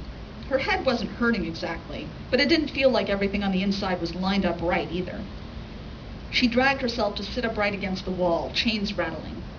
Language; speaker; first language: English; native; English